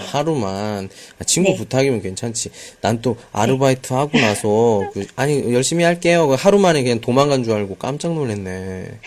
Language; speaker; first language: Korean; native; Korean